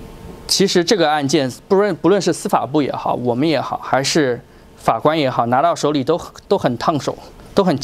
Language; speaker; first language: Chinese; native; Chinese